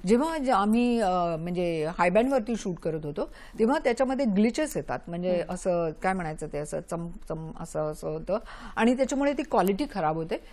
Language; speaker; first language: Marathi; native; Marathi